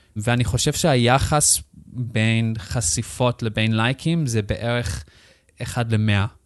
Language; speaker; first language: Hebrew; non-native, fluent; English